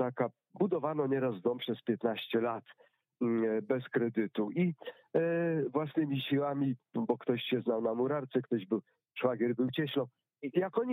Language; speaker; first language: Polish; native; Polish